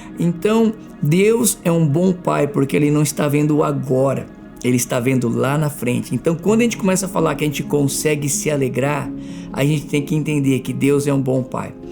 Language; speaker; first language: Portuguese; native; Portuguese